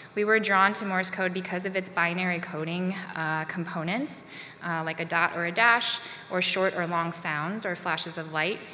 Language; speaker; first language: English; native; English